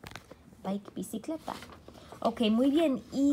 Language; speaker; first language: Spanish; non-native, fluent; English